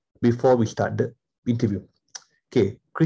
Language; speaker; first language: English; non-native, local second language; Tamil